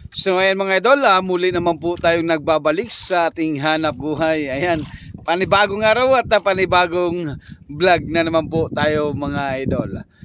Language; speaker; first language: Filipino; native; Filipino